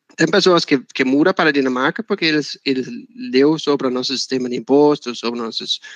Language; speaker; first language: Portuguese; non-native, fluent; Danish